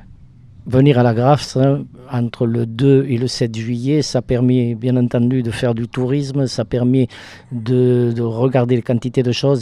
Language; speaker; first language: French; native; French